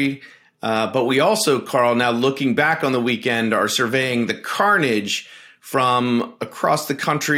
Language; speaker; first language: English; native; English